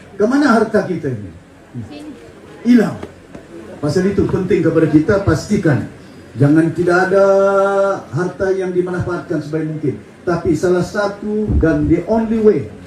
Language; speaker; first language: Malay; native; Malay